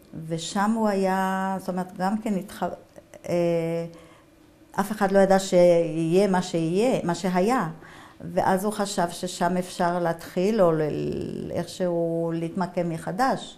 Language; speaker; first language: Hebrew; non-native, fluent; German